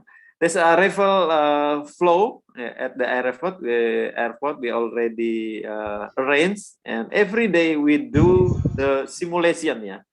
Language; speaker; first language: English; non-native, learner; Indonesian